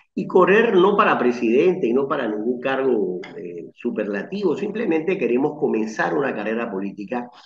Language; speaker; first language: Spanish; native; Spanish